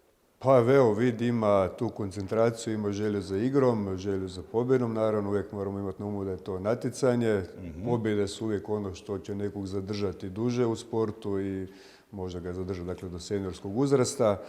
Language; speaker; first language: Croatian; native; Croatian